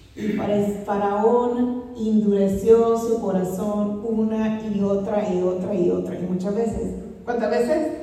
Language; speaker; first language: Spanish; non-native, fluent; English